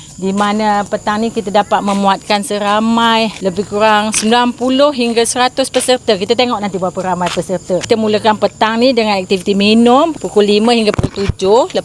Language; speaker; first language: Malay; native; Malay